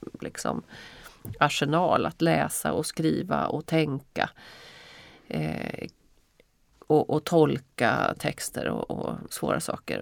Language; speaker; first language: Swedish; native; Swedish